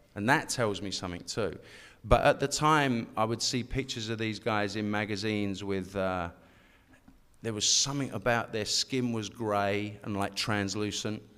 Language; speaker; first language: English; native; English